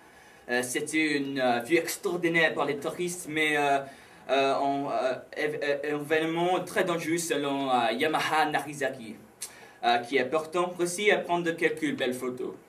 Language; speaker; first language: French; non-native, learner; English